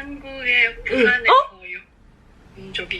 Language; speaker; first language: Korean; non-native, learner; Japanese